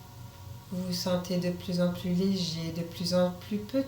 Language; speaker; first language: French; native; French